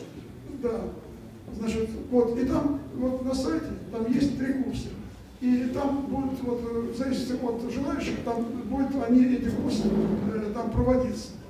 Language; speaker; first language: Russian; native; Russian